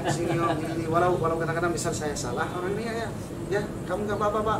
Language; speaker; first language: Indonesian; non-native, fluent; Arabic